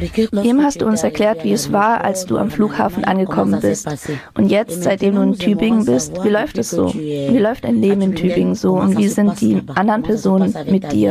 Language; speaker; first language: German; non-native, fluent; French